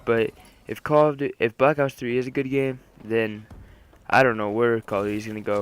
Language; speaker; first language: English; native; English